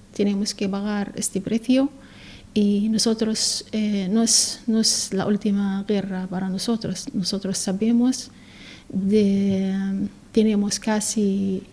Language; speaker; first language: Spanish; non-native, learner; Arabic